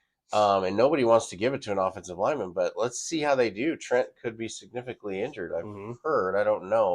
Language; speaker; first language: English; native; English